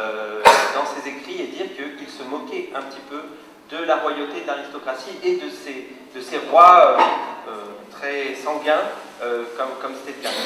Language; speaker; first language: French; native; French